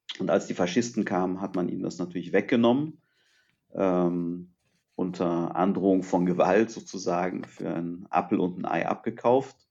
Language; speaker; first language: German; early bilingual, other home language; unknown